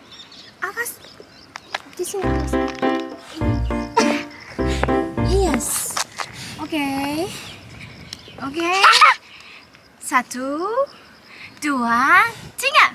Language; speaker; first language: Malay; non-native, learner; Japanese